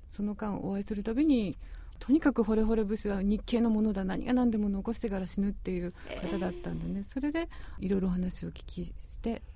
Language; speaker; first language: Japanese; native; Japanese